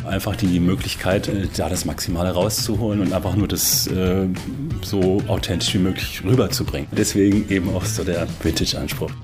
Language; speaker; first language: German; native; German